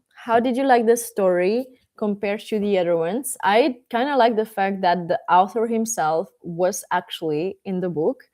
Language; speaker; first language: English; non-native, fluent; Czech